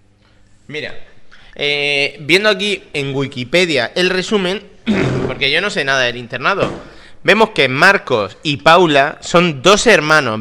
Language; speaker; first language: Spanish; native; Spanish